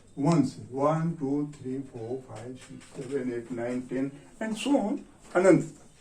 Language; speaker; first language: Hindi; native; Hindi